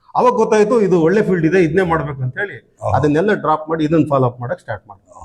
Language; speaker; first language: Kannada; native; Kannada